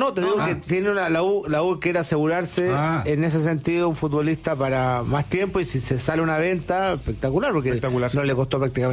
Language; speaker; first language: Spanish; native; Spanish